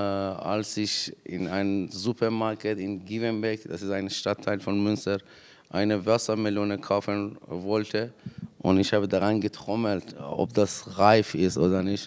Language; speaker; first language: German; non-native, fluent; Persian